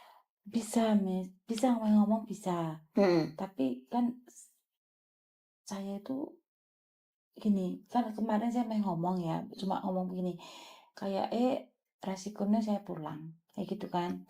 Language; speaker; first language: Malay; non-native, local second language; Javanese